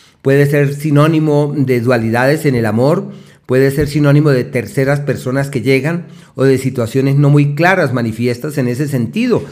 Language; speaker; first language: Spanish; native; Spanish